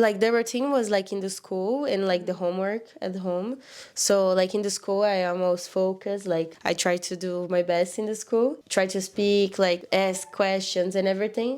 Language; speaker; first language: English; non-native, learner; Portuguese